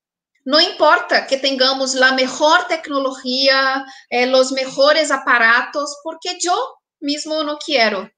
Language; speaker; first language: Spanish; non-native, fluent; Portuguese